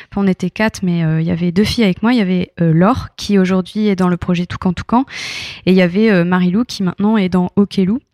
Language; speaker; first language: French; native; French